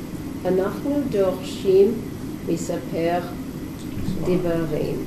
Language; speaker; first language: Hebrew; non-native, learner; English